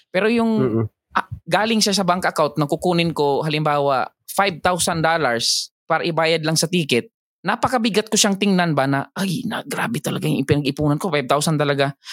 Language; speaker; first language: Filipino; non-native, local second language; Cebuano